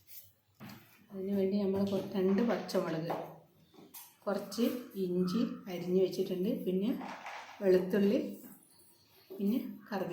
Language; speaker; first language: Malayalam; native; Malayalam